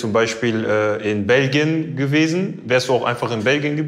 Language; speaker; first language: German; early bilingual, other home language; Portuguese